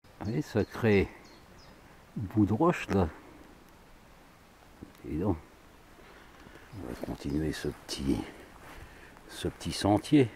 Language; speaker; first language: French; native; French